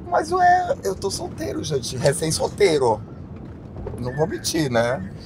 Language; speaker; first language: Portuguese; native; Portuguese